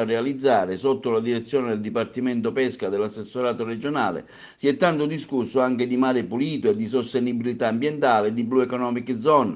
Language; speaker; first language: Italian; native; Italian